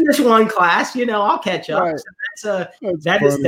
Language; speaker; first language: English; native; English